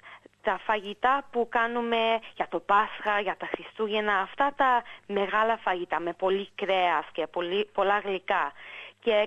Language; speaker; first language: Greek; early bilingual, heritage; English